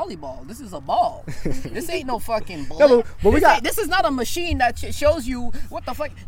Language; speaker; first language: English; early bilingual, other home language; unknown